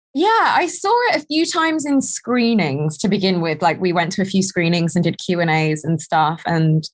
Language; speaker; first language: English; native; English